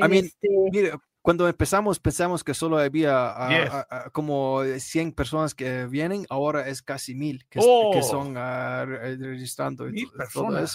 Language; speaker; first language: Spanish; non-native, learner; Arabic